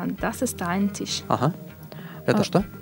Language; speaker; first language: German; non-native, fluent; Russian